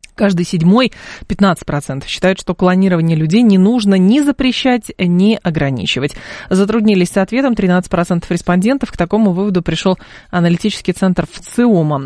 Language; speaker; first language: Russian; native; Russian